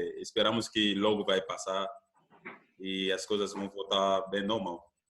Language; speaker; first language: Portuguese; non-native, fluent; French